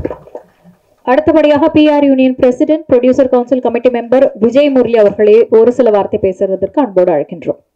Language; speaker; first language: Tamil; native; Tamil